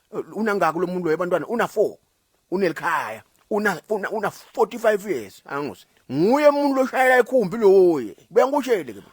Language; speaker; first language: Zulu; non-native, local second language; Swati